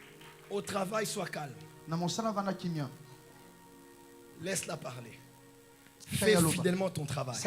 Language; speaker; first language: French; non-native, local second language; Lingala